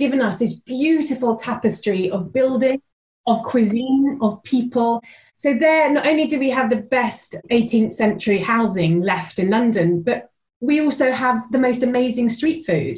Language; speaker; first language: English; native; English